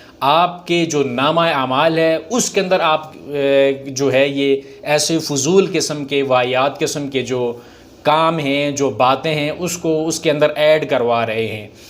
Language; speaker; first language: Urdu; native; Urdu